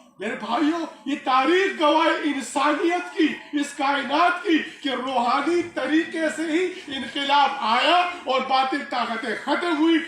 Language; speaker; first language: Urdu; non-native, local second language; Pashto